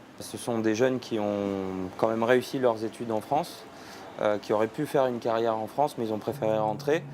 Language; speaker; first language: French; early bilingual, other home language; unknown